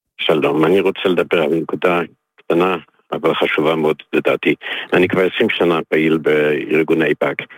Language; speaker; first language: Hebrew; non-native, fluent; English